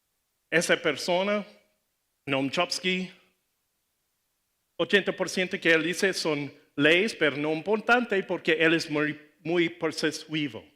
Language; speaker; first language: Spanish; non-native, learner; English